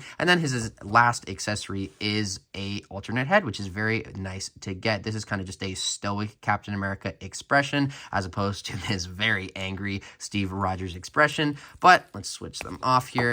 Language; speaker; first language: English; native; English